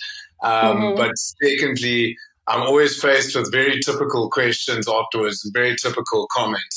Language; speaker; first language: English; native; English